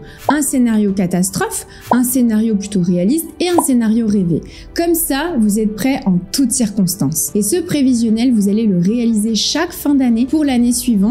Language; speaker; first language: French; native; French